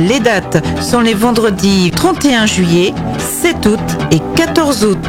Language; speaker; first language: French; native; French